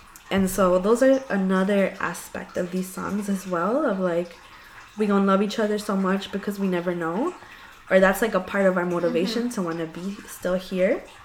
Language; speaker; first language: English; early bilingual, other home language; Spanish